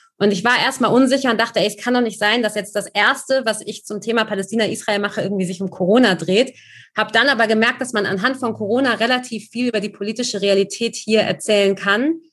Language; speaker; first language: German; native; German